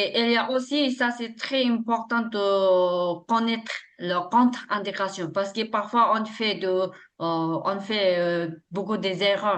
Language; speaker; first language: French; non-native, learner; Tibetan